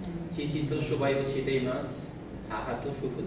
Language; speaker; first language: Japanese; non-native, learner; Bangla